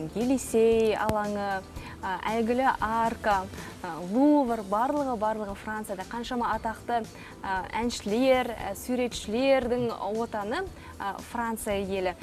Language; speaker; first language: Kazakh; native; Kazakh